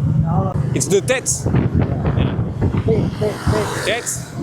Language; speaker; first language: English; non-native, fluent; French